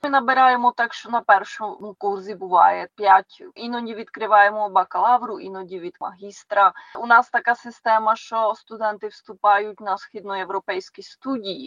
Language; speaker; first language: Ukrainian; non-native, fluent; Czech